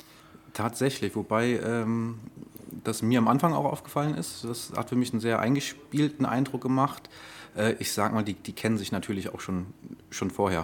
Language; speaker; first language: German; native; German